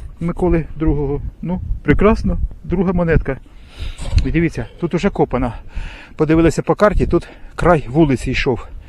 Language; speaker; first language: Ukrainian; non-native, local second language; Russian